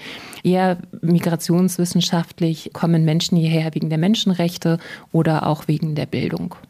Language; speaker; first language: German; native; German